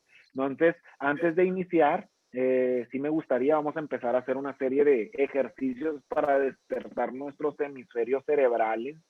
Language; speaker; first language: Spanish; native; Spanish